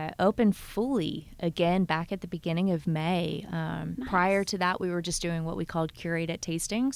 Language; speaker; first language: English; native; English